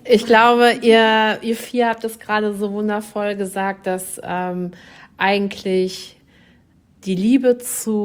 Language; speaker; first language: German; native; German